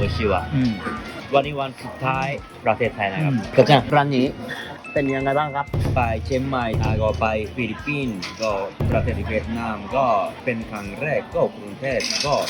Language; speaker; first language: Thai; non-native, learner; Japanese